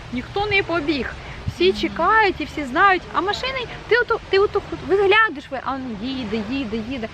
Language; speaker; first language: Ukrainian; native; Ukrainian